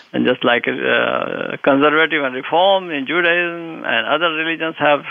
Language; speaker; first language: English; non-native, local second language; Urdu